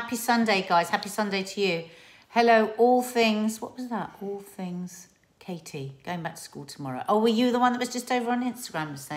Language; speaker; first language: English; native; English